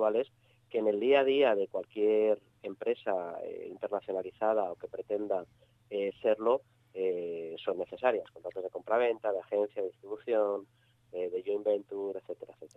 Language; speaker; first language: Spanish; native; Spanish